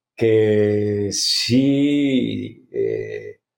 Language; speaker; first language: Spanish; native; Spanish